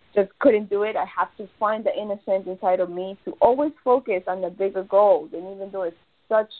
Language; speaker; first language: English; early bilingual, other home language; Spanish